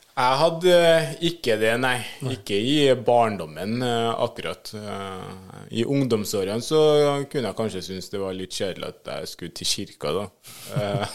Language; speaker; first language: Norwegian; early bilingual, other home language; Swahili